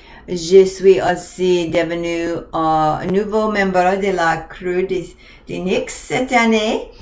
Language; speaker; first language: French; non-native, learner; English